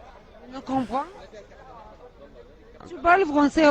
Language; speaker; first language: French; non-native, learner; Arabic